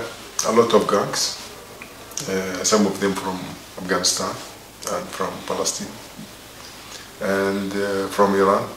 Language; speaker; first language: English; non-native, learner; Arabic